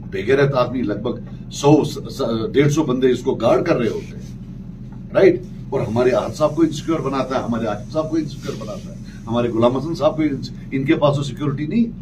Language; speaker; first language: Urdu; non-native, local second language; Kashmiri